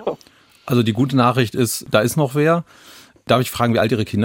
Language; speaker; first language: German; native; German